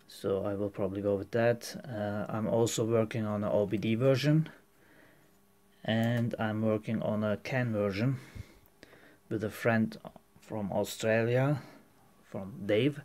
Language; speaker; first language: English; non-native, fluent; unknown